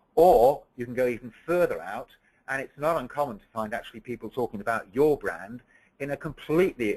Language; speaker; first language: English; native; English